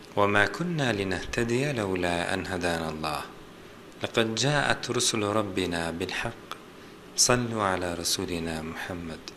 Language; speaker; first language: Arabic; non-native, fluent; Turkish